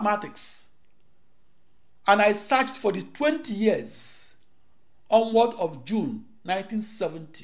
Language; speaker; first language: English; non-native, local second language; Igbo